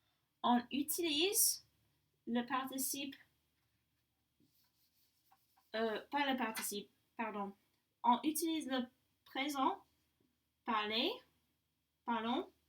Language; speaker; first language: French; non-native, fluent; English